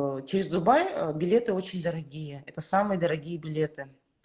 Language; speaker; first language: Russian; native; Russian